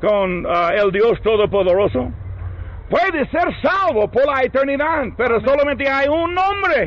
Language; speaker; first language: Spanish; non-native, learner; English